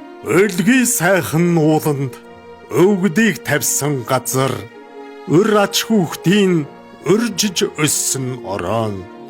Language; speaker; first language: Mongolian; non-native, local second language; Kazakh